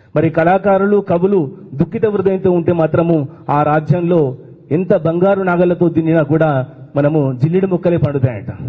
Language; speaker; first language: Telugu; native; Telugu